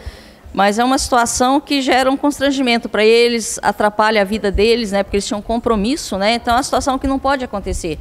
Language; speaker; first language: Portuguese; native; Portuguese